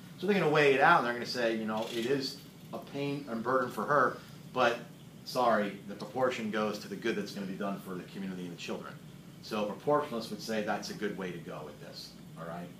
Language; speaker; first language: English; native; English